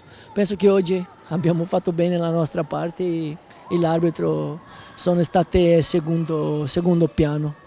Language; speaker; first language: Italian; non-native, learner; Portuguese